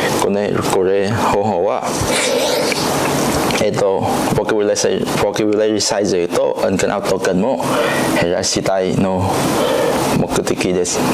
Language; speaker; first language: Japanese; non-native, learner; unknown